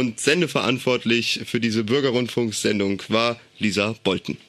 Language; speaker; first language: German; native; German